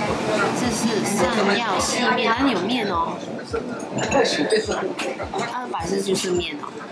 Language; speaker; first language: Chinese; early bilingual, heritage; Chinese